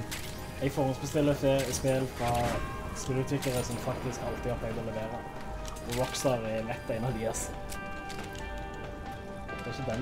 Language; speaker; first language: Norwegian; native; Norwegian